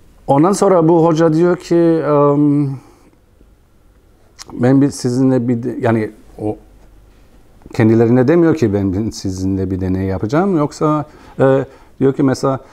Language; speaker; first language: Turkish; non-native, fluent; German